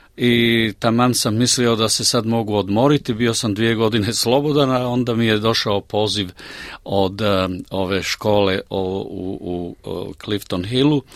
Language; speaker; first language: Croatian; native; Croatian